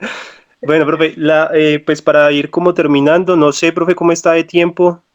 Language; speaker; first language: Spanish; native; Spanish